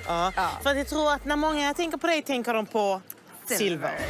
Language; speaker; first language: Swedish; native; Swedish